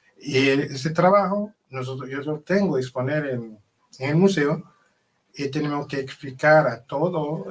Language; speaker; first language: Spanish; non-native, learner; Haitian Creole